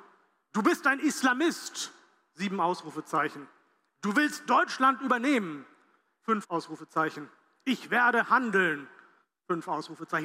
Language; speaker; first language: German; early bilingual, other home language; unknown